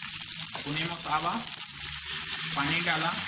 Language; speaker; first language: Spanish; non-native, learner; Urdu